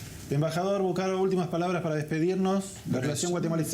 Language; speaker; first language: Spanish; native; Spanish